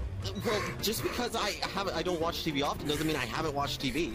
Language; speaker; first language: English; native; English